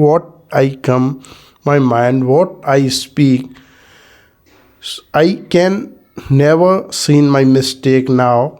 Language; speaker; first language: English; non-native, learner; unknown